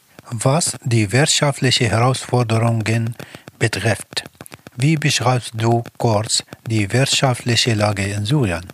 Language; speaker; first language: German; non-native, fluent; Arabic